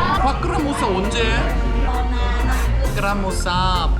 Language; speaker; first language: Korean; native; Korean